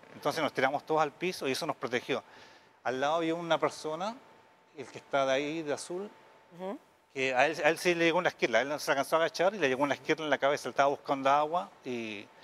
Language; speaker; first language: Spanish; native; Spanish